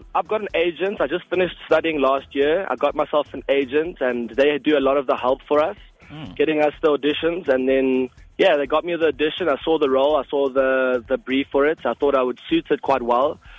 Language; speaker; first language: English; non-native, local second language; Afrikaans